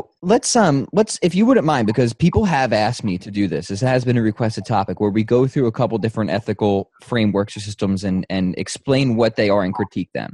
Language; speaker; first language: English; native; English